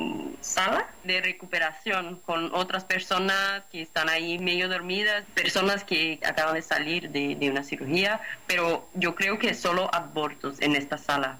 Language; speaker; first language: Spanish; non-native, fluent; Portuguese